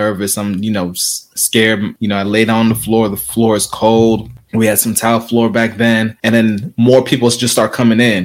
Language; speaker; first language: English; native; English